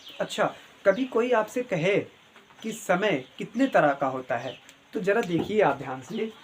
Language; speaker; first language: Hindi; native; Hindi